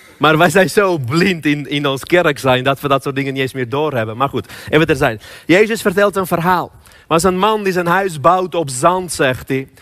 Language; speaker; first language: Dutch; non-native, fluent; Armenian